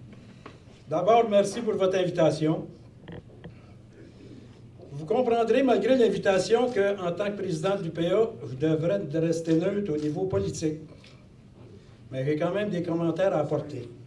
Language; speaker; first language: French; native; French